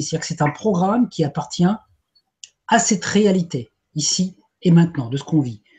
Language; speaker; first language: French; native; French